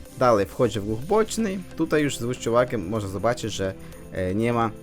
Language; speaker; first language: Polish; non-native, fluent; Ukrainian